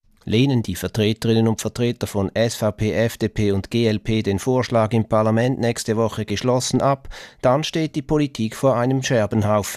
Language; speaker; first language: German; native; German